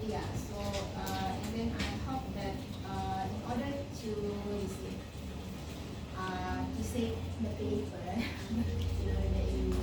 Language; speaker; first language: English; non-native, fluent; Indonesian